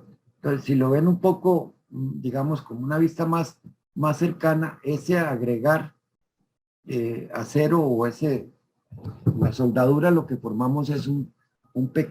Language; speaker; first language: Spanish; native; Spanish